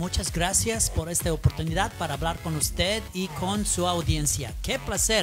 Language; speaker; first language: Spanish; non-native, learner; English